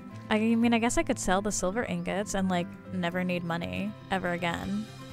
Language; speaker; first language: English; native; English